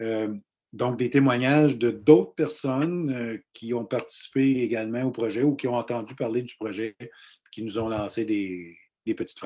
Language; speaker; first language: French; native; French